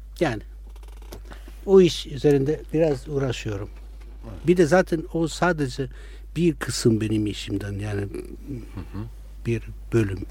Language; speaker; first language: Turkish; non-native, fluent; Italian